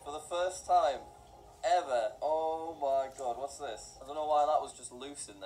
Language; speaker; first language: English; native; English